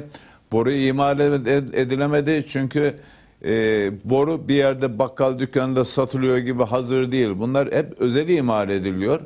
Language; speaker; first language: Turkish; native; Turkish